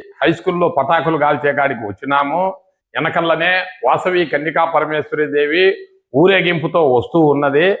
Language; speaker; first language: Telugu; native; Telugu